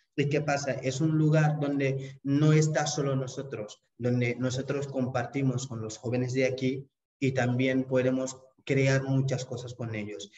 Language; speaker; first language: Spanish; non-native, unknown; Wolof